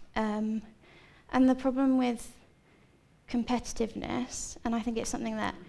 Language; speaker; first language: English; native; English